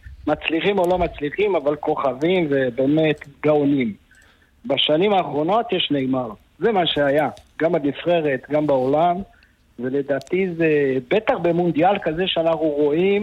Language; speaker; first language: Hebrew; non-native, fluent; Portuguese